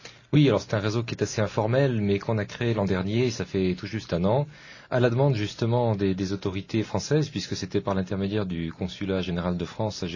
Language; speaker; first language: French; native; French